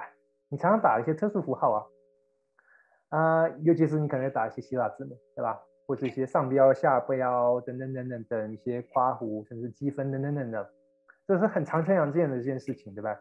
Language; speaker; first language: Chinese; native; Chinese